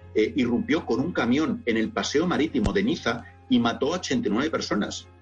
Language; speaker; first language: Spanish; native; Spanish